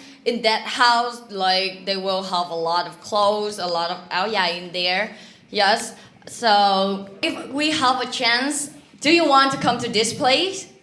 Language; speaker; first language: English; non-native, learner; Vietnamese